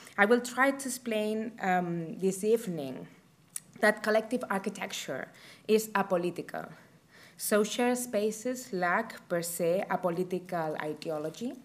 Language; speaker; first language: English; non-native, fluent; Catalan